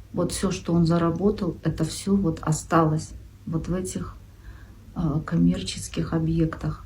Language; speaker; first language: Russian; non-native, local second language; Kyrgyz